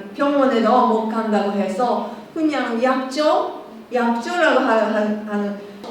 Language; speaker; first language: Korean; non-native, fluent; Japanese